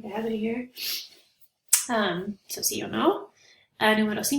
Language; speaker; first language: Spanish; non-native, fluent; English